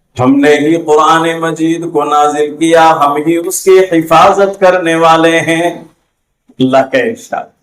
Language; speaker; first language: Urdu; native; Urdu